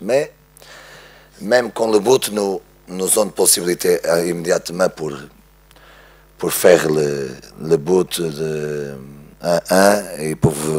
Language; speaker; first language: French; non-native, learner; Portuguese